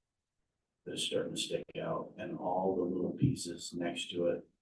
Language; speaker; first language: English; native; English